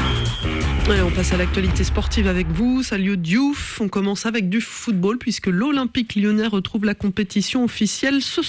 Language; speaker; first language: French; native; French